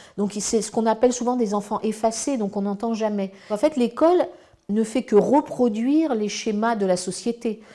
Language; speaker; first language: French; native; French